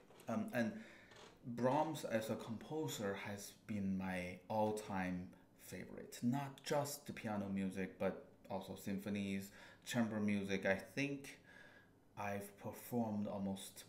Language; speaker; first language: English; non-native, fluent; Chinese